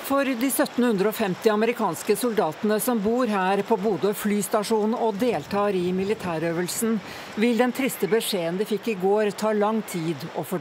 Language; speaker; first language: Norwegian; native; Norwegian